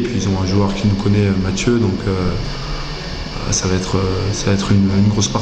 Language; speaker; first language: French; native; French